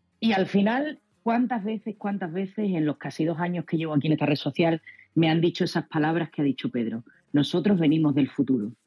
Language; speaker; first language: Spanish; native; Spanish